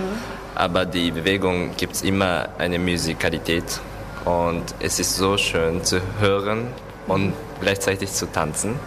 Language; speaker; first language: German; non-native, learner; Japanese